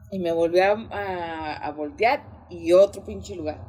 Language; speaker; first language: Spanish; early bilingual, heritage; Spanish